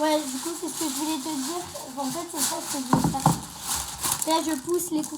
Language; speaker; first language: French; native; French